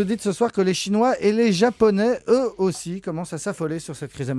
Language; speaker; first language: French; native; French